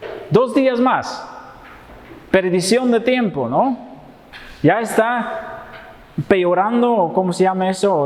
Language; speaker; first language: Spanish; non-native, fluent; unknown